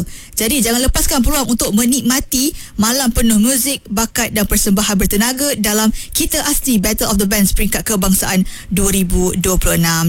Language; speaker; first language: Malay; native; Malay